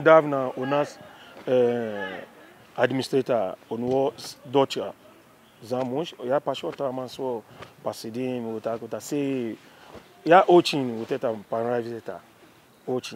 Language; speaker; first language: Russian; non-native, learner; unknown